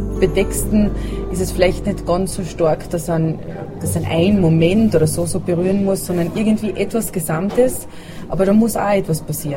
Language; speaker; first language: German; native; German